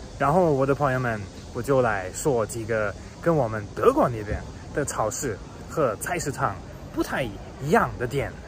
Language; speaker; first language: Chinese; non-native, fluent; German